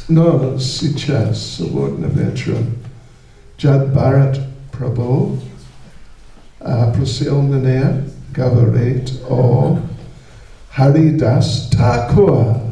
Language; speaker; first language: Russian; non-native, learner; English